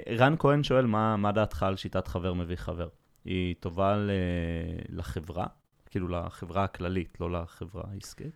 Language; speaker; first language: Hebrew; native; Hebrew